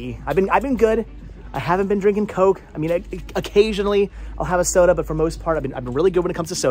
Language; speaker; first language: English; native; English